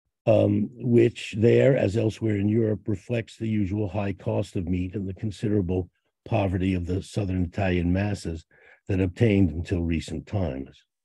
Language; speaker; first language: English; native; English